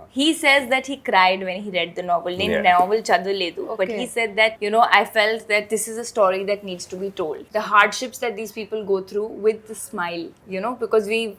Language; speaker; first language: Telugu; non-native, fluent; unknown